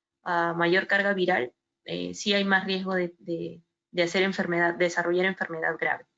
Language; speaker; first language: Spanish; native; Spanish